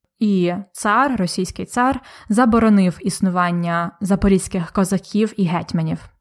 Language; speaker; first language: Ukrainian; native; Ukrainian